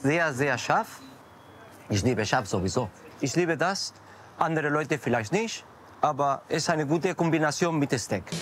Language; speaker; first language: German; non-native, learner; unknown